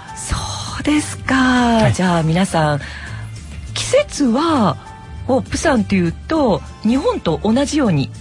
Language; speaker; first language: Japanese; native; Japanese